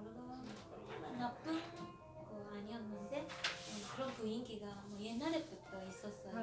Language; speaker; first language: Korean; non-native, learner; Japanese